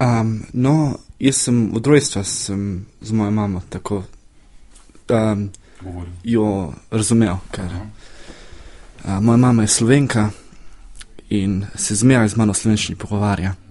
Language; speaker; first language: Slovenian; early bilingual, heritage; Slovenian